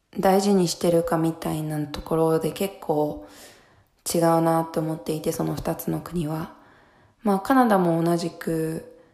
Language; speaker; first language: Japanese; native; Japanese